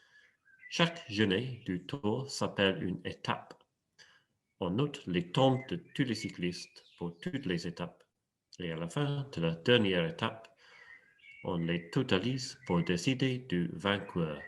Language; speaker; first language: French; non-native, fluent; English